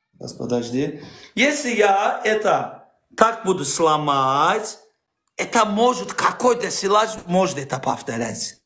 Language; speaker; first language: Russian; non-native, learner; Azerbaijani